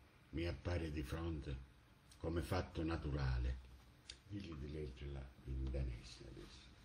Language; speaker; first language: Italian; native; Italian